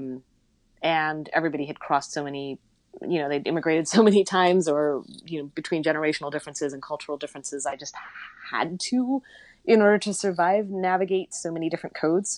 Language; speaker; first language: English; native; English